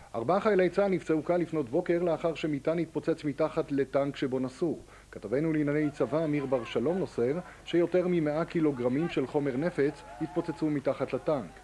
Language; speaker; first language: Hebrew; native; Hebrew